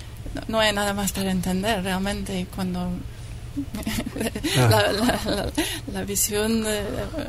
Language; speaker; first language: Spanish; non-native, fluent; English